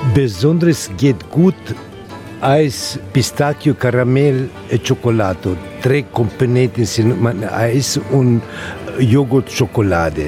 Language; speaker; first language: German; non-native, learner; Italian